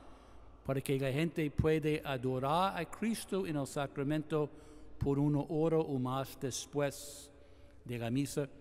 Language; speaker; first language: Spanish; non-native, fluent; English